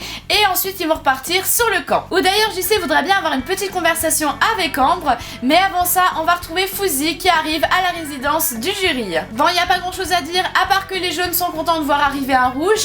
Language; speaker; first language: French; native; French